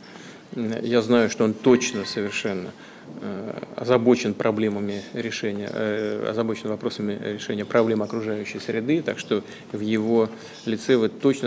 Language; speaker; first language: Russian; native; Russian